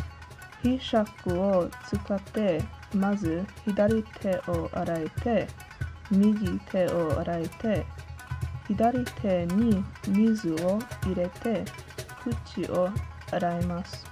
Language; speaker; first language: Japanese; non-native, learner; English